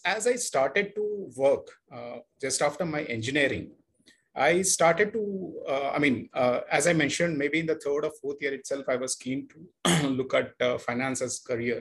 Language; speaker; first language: English; non-native, local second language; Kannada